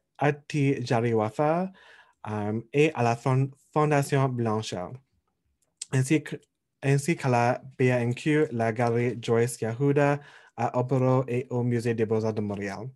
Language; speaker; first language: French; non-native, local second language; English